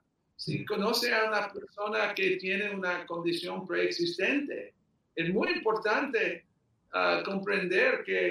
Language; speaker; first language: Spanish; early bilingual, heritage; English